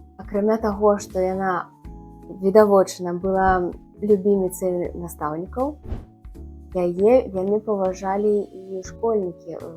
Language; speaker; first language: Belarusian; non-native, local second language; Russian